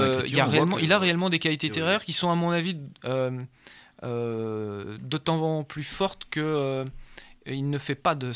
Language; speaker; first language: French; native; French